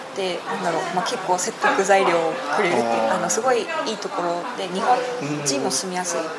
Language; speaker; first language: Japanese; native; Japanese